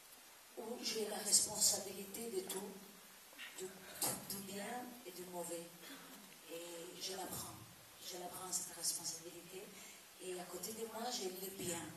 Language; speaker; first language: French; non-native, fluent; Italian